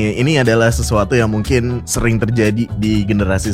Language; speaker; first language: Indonesian; native; Indonesian